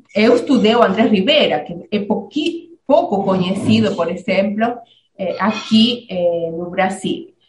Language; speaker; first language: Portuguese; non-native, fluent; Spanish